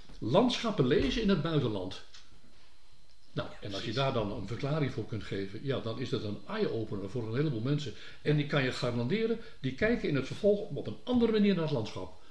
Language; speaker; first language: Dutch; native; Dutch